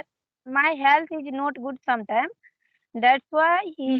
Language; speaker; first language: English; non-native, learner; Hindi